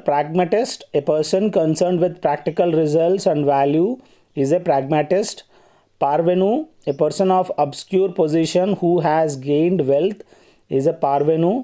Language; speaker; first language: English; non-native, local second language; Telugu